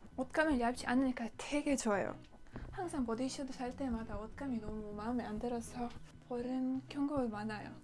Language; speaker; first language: Korean; non-native, fluent; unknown